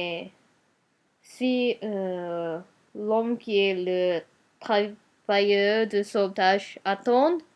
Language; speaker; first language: French; non-native, learner; Japanese